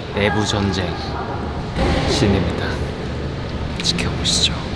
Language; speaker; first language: Korean; native; Korean